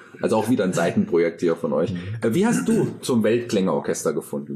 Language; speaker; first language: German; native; German